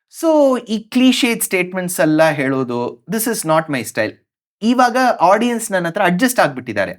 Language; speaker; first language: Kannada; non-native, local second language; Tamil